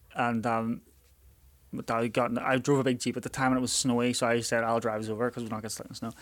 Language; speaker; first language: English; native; English